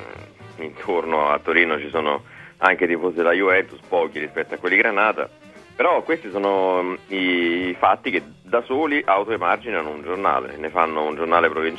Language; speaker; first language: Italian; native; Italian